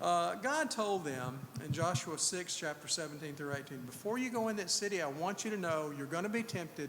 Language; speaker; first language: English; native; English